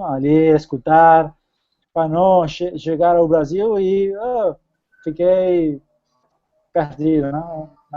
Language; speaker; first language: Portuguese; non-native, fluent; Spanish